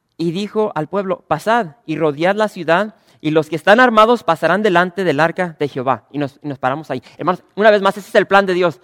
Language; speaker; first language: Spanish; early bilingual, other home language; English